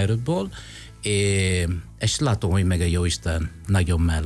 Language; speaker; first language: Hungarian; non-native, fluent; Italian